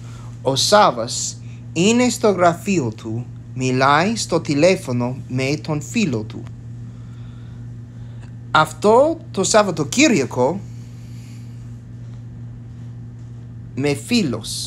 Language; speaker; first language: Greek; non-native, learner; English